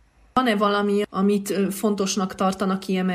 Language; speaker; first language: Hungarian; native; Hungarian